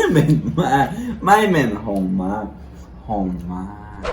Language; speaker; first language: Thai; non-native, learner; Spanish